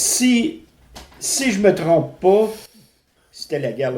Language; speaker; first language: French; native; French